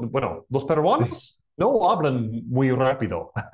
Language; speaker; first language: Spanish; non-native, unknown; English